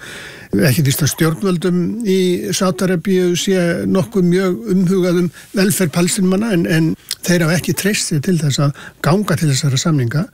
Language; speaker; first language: Icelandic; native; Icelandic